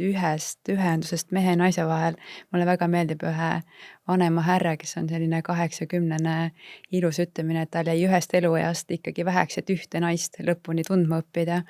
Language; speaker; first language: Estonian; native; Estonian